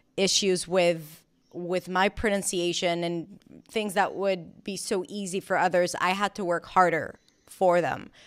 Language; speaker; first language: English; non-native, fluent; Hebrew